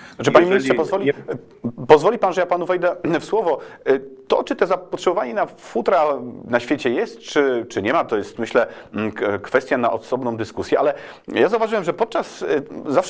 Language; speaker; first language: Polish; native; Polish